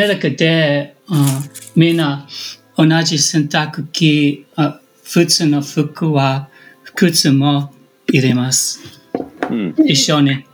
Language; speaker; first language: Japanese; non-native, learner; English